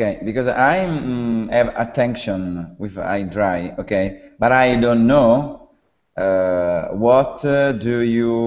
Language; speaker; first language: English; non-native, learner; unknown